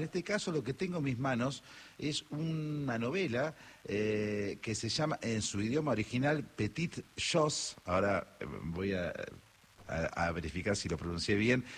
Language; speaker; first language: Spanish; native; Spanish